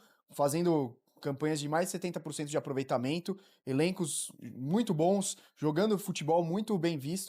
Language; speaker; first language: Portuguese; native; Portuguese